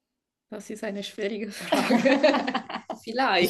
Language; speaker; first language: German; non-native, fluent; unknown